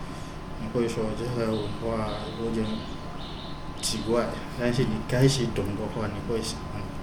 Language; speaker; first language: Chinese; non-native, fluent; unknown